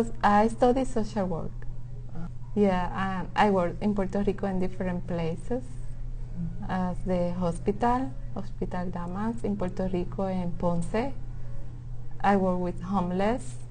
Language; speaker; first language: English; non-native, local second language; Spanish